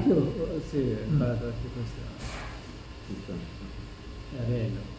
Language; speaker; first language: Italian; non-native, learner; Japanese